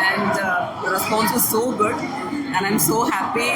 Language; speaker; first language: English; non-native, local second language; Malayalam